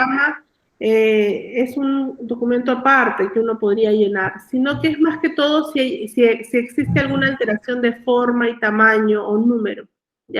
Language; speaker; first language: Spanish; native; Spanish